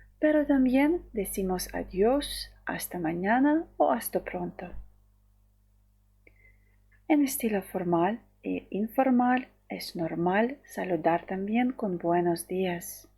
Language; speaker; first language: Spanish; non-native, fluent; Ukrainian